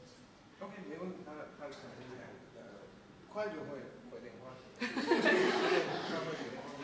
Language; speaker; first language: Chinese; non-native, fluent; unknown